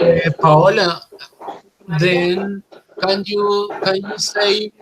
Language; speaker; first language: English; non-native, learner; Spanish